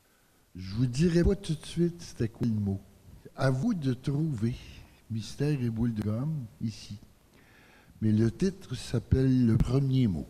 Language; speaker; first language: French; native; French